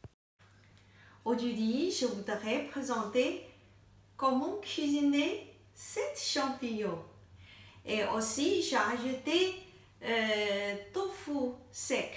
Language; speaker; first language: French; non-native, learner; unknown